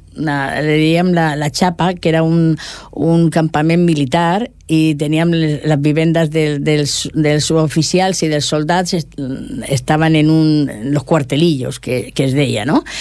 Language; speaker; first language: Catalan; non-native, local second language; Spanish